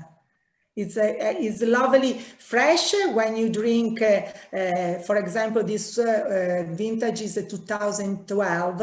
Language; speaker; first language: English; non-native, learner; Italian